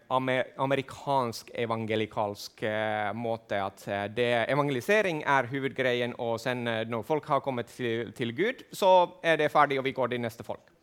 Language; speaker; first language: Swedish; non-native, fluent; Finnish